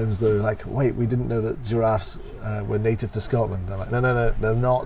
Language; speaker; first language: English; native; English